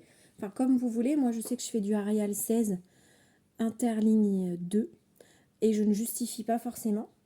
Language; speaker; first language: French; native; French